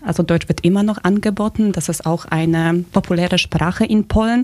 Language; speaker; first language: German; early bilingual, other home language; Polish